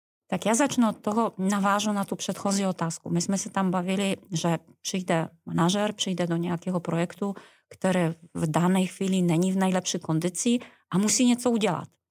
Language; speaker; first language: Czech; non-native, fluent; Polish